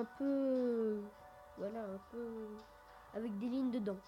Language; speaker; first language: French; native; French